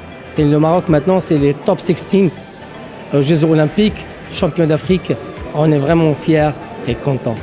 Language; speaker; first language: French; non-native, local second language; Arabic